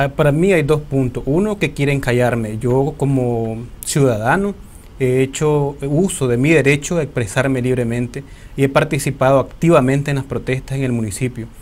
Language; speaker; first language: Spanish; native; Spanish